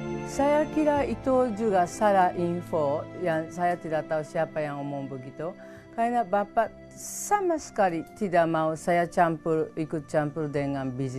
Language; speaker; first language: Indonesian; non-native, fluent; Japanese